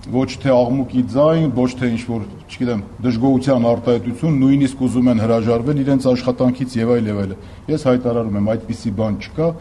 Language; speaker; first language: Armenian; native; Armenian